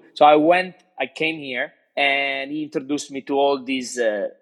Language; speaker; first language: English; non-native, fluent; Italian